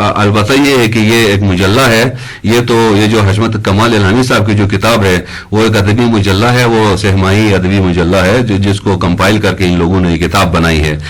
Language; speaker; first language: Urdu; non-native, local second language; Shina